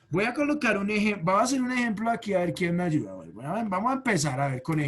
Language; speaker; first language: Spanish; native; Spanish